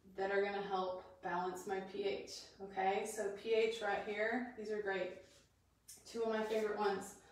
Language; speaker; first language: English; native; English